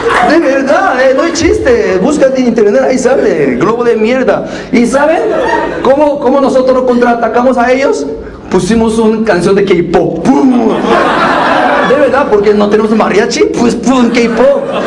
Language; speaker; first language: Spanish; non-native, fluent; Korean